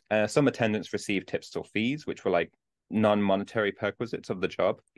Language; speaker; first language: English; native; English